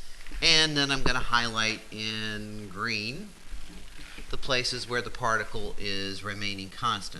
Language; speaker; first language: English; native; English